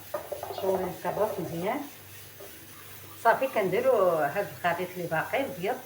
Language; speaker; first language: Arabic; native; Arabic